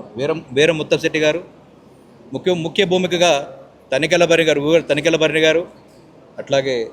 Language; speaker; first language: Telugu; native; Telugu